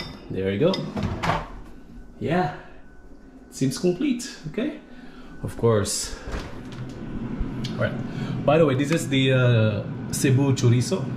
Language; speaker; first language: English; non-native, local second language; Filipino